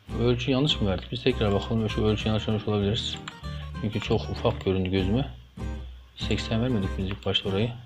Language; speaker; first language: Turkish; native; Turkish